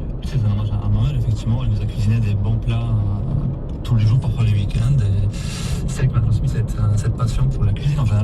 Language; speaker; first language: French; non-native, fluent; Polish